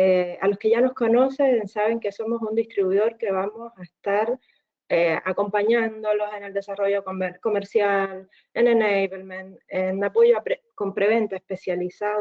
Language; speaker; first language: Spanish; native; Spanish